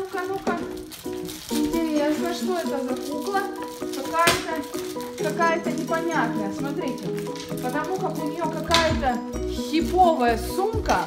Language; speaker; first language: Russian; native; Russian